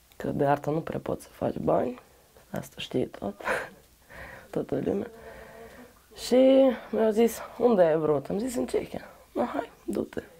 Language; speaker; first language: Romanian; non-native, learner; Russian